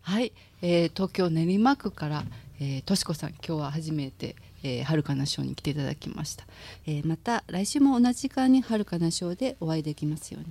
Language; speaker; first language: Japanese; native; Japanese